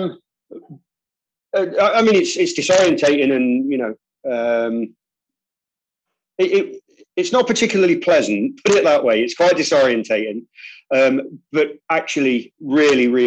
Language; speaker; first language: English; native; English